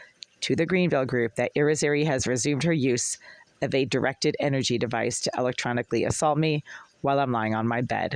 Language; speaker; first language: English; native; English